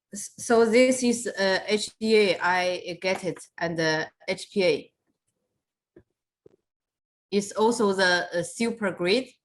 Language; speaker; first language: English; non-native, fluent; Chinese